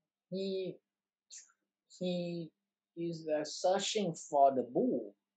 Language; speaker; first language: English; non-native, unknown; Thai